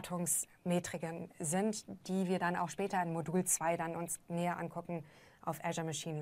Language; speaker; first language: German; native; German